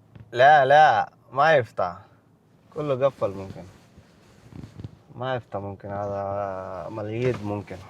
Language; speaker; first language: Arabic; non-native, learner; Telugu